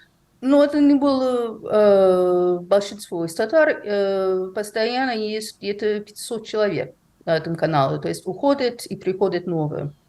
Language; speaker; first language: Russian; non-native, fluent; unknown